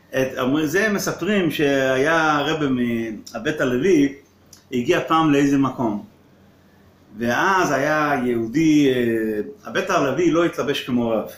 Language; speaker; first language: Hebrew; non-native, local second language; Yiddish